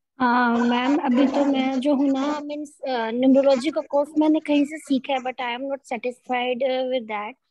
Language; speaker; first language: Hindi; native; Hindi